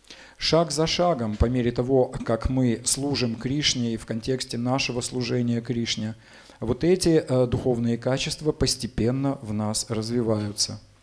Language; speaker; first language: Russian; native; Russian